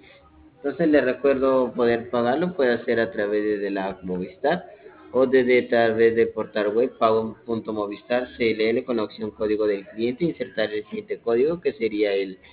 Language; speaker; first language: Spanish; native; Spanish